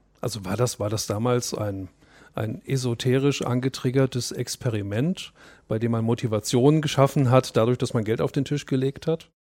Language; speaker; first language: German; native; German